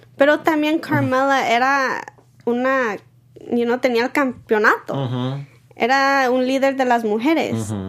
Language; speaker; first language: Spanish; early bilingual, heritage; Spanish